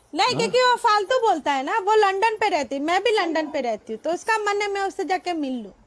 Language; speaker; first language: Hindi; non-native, local second language; Bangla